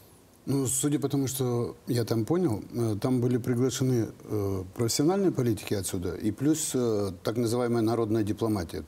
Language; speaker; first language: Russian; native; Russian